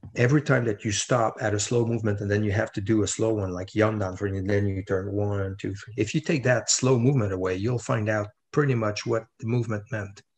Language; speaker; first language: English; non-native, fluent; French